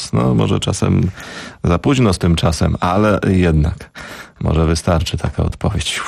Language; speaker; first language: Polish; native; Polish